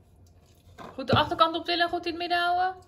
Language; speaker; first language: Dutch; native; Dutch